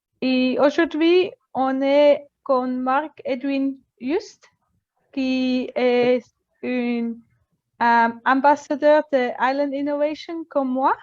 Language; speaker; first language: French; non-native, learner; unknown